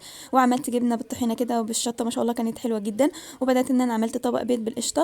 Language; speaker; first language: Arabic; native; Arabic